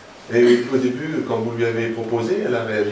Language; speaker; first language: French; native; French